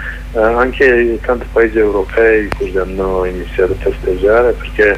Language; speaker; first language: Italian; non-native, learner; Kurdish